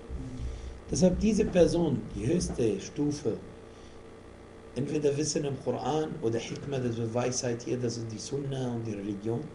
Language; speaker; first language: German; non-native, fluent; Arabic